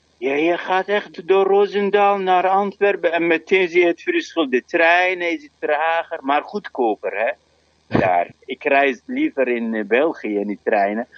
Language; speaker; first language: Dutch; non-native, fluent; Arabic